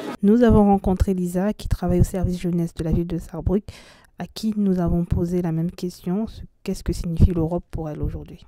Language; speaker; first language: French; native; French